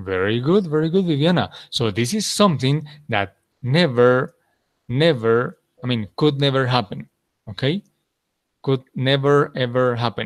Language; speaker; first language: English; non-native, fluent; Spanish